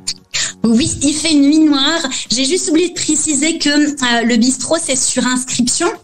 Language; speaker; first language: French; native; French